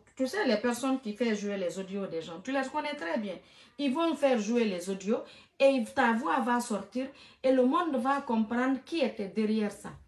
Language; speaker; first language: French; non-native, local second language; Fula